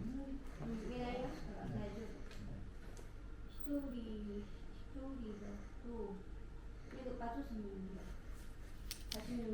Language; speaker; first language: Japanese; non-native, learner; Korean